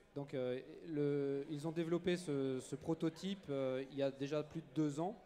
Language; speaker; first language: French; native; French